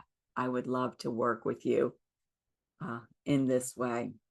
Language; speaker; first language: English; native; English